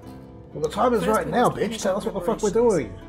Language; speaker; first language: English; native; English